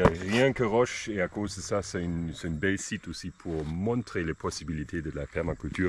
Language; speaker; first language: French; non-native, fluent; German